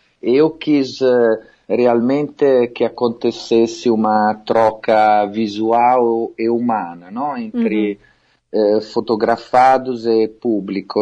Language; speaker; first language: Portuguese; non-native, fluent; Italian